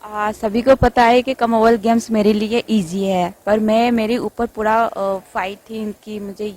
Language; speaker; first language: Hindi; non-native, local second language; Manipuri